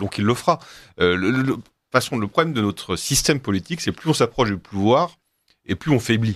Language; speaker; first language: French; native; French